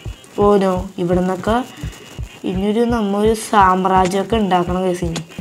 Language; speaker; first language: Malayalam; native; Malayalam